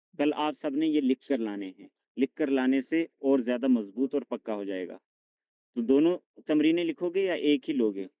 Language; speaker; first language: Urdu; non-native, local second language; Punjabi